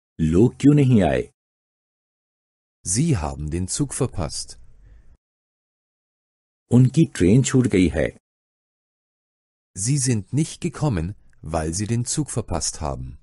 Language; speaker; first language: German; non-native, fluent; Urdu